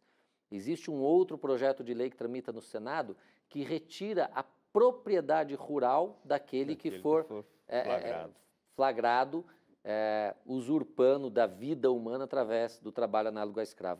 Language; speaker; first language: Portuguese; native; Portuguese